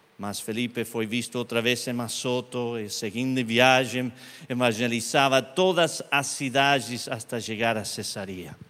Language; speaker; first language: Portuguese; non-native, learner; Spanish